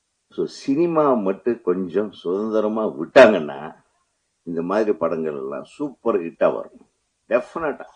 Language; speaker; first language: Tamil; native; Tamil